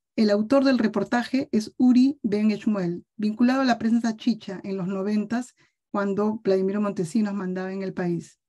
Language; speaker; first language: Spanish; native; Spanish